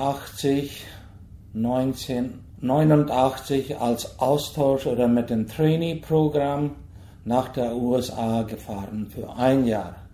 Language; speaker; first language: German; early bilingual, heritage; German